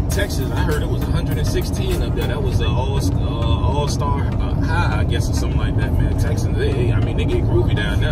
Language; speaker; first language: English; native; English